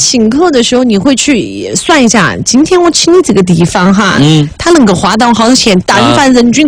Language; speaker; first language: Chinese; native; Chinese